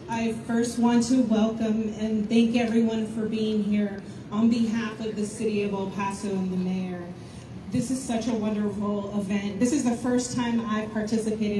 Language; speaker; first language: English; native; English